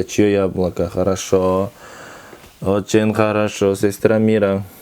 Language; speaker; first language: Russian; non-native, local second language; Kyrgyz